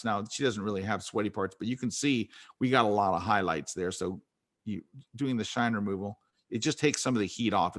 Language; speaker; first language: English; native; English